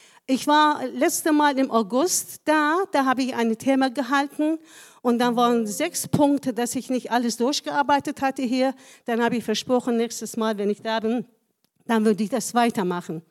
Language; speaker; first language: German; non-native, fluent; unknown